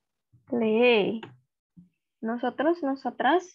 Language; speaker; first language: Spanish; non-native, learner; Indonesian